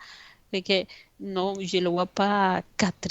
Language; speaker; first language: French; non-native, fluent; Spanish